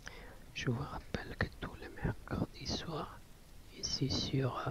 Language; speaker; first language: French; non-native, learner; Italian